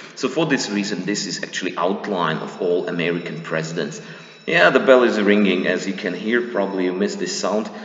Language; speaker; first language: English; non-native, fluent; Slovak